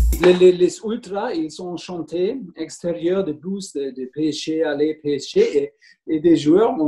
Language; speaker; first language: French; non-native, learner; German